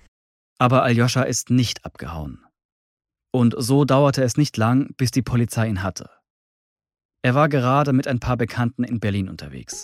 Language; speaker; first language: German; native; German